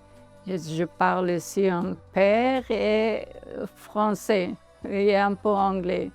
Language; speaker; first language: French; non-native, learner; Persian